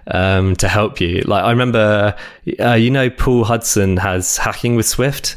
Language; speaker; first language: English; native; English